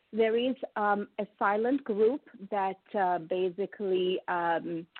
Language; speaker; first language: English; non-native, fluent; Italian